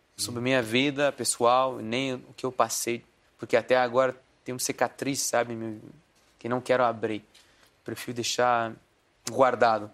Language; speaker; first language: Portuguese; non-native, fluent; Arabic